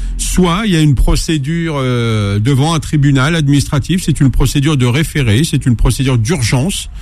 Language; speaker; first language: French; native; French